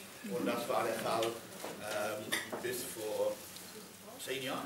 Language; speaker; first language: German; non-native, fluent; English